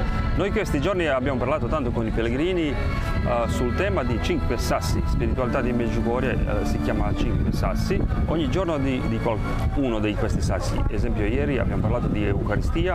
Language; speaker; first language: Italian; non-native, fluent; Croatian